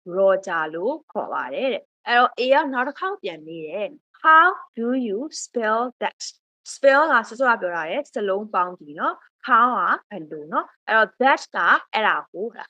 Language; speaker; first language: Burmese; native; Burmese